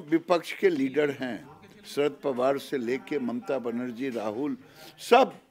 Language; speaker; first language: Hindi; native; Hindi